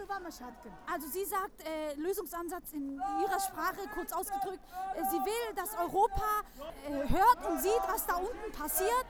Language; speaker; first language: German; early bilingual, other home language; Kurdish